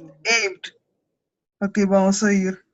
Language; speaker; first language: Spanish; non-native, learner; Russian